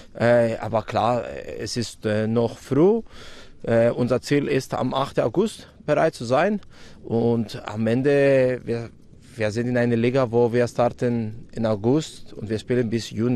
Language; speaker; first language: German; non-native, fluent; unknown